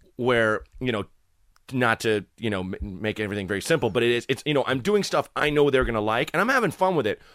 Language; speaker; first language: English; native; English